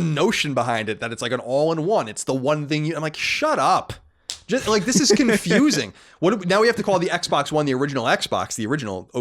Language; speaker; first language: English; native; English